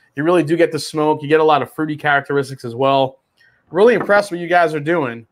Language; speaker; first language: English; native; English